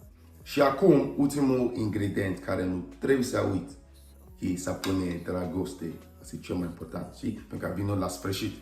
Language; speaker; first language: Romanian; non-native, learner; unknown